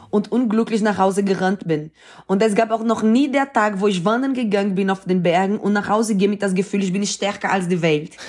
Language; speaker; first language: German; non-native, fluent; Portuguese